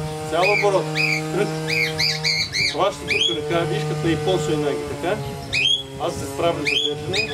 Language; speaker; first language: Bulgarian; non-native, learner; Russian